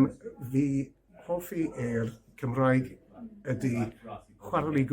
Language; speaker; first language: Welsh; non-native, learner; English